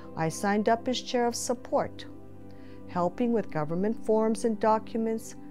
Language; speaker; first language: English; early bilingual, other home language; Ukrainian